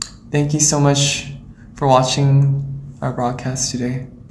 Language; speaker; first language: English; early bilingual, other home language; Korean